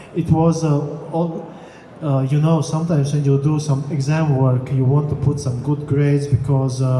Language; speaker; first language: English; non-native, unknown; Latvian